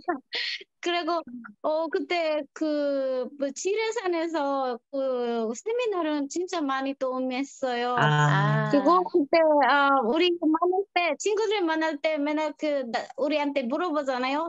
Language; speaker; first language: Korean; non-native, learner; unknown